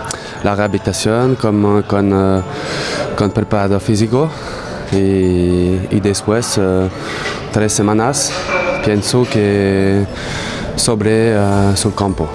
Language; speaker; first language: Spanish; non-native, learner; French